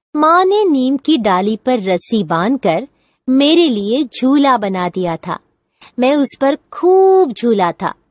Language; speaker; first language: Hindi; non-native, local second language; Gujarati